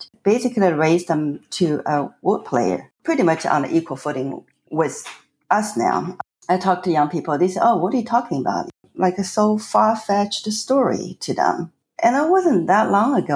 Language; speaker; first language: English; non-native, fluent; Chinese